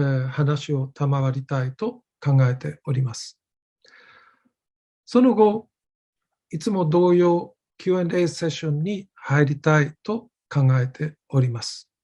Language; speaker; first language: Japanese; non-native, fluent; German